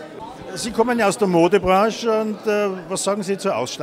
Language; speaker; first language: German; native; German